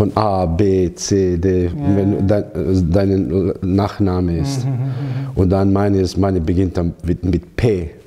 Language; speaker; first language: German; non-native, learner; Croatian